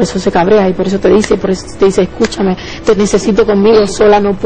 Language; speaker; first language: Spanish; native; Spanish